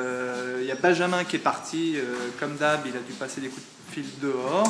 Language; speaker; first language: French; native; French